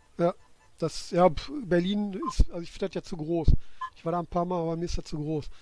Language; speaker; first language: German; native; German